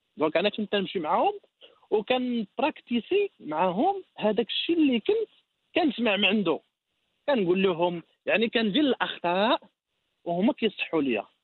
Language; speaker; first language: Arabic; native; Arabic